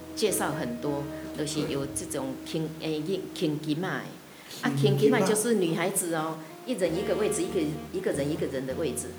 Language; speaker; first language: Chinese; native; Chinese